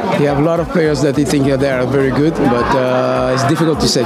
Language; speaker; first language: English; non-native, fluent; French